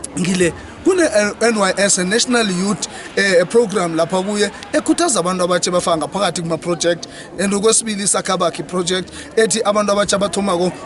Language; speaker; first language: Zulu; non-native, local second language; South Ndebele